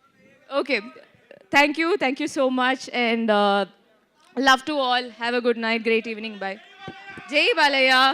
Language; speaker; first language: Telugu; non-native, learner; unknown